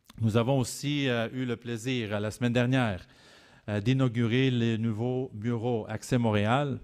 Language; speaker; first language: French; native; French